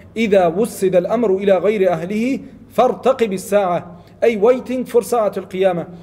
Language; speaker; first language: Arabic; non-native, fluent; Malay